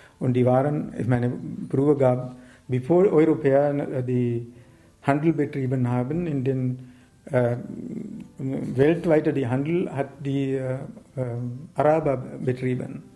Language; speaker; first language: German; non-native, learner; Sinhala